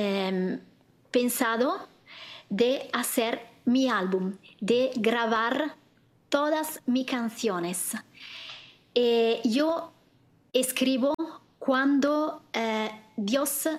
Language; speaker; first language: Spanish; non-native, learner; Italian